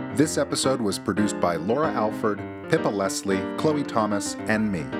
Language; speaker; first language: English; native; English